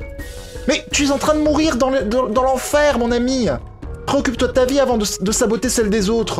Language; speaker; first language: French; native; French